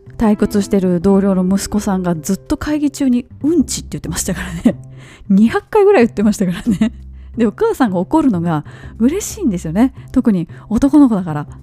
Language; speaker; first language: Japanese; native; Japanese